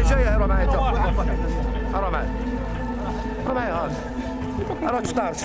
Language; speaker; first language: Arabic; native; Arabic